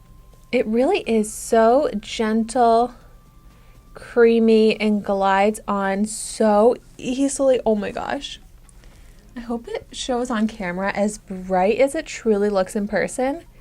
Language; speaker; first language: English; native; English